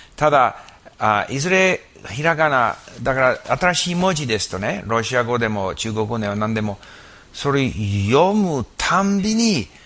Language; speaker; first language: Japanese; non-native, fluent; English